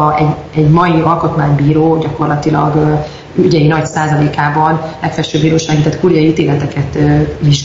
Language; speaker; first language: Hungarian; native; Hungarian